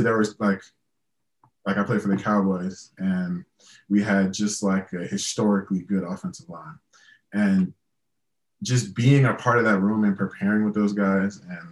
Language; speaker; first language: English; native; English